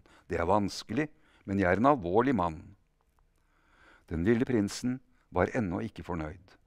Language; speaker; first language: Norwegian; native; Norwegian